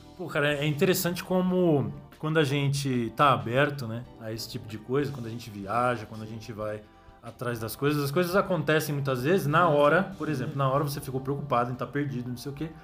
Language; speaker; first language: Portuguese; native; Portuguese